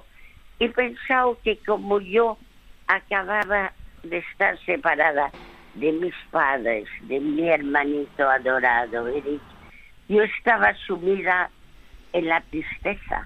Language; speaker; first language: Spanish; early bilingual, other home language; French